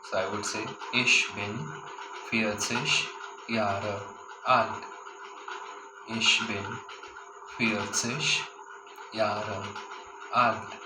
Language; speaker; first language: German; non-native, fluent; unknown